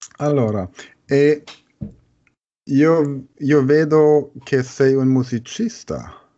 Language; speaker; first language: Italian; non-native, learner; German